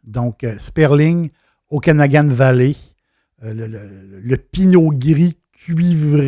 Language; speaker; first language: French; native; French